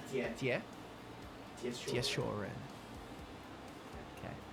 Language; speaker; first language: Chinese; non-native, learner; English